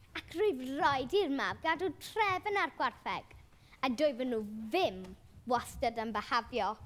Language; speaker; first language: Welsh; native; Welsh